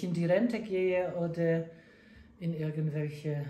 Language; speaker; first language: German; non-native, fluent; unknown